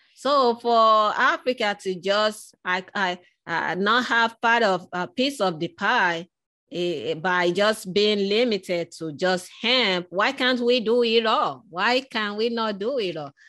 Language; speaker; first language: English; non-native, local second language; Yoruba